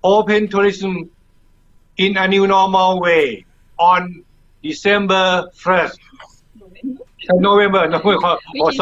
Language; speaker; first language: English; non-native, learner; Thai